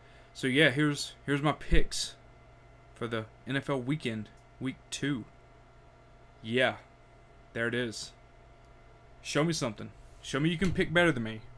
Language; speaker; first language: English; native; English